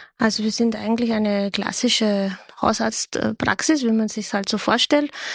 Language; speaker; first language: German; native; German